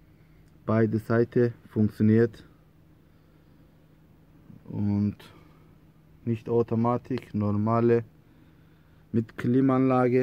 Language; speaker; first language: German; non-native, learner; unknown